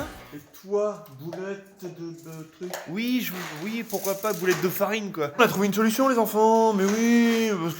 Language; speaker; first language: French; native; French